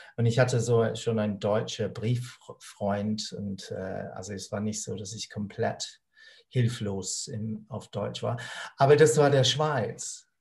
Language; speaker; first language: German; non-native, fluent; English